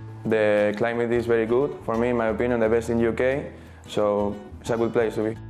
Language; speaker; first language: English; non-native, learner; Spanish